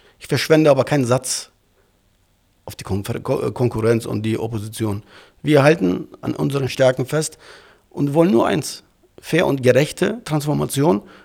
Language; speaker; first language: German; early bilingual, other home language; Turkish